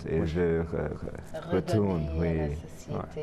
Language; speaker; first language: French; non-native, learner; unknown